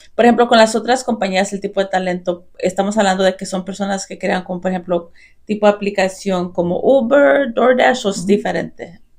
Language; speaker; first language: Spanish; early bilingual, heritage; Spanish